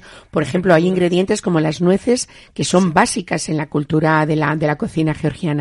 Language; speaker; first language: Spanish; native; Spanish